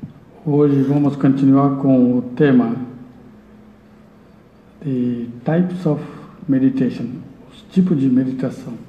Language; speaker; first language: Portuguese; non-native, learner; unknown